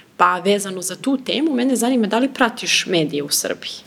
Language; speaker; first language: Serbian; native; Serbian